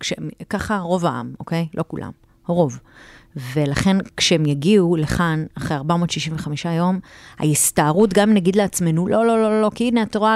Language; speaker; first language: Hebrew; native; Hebrew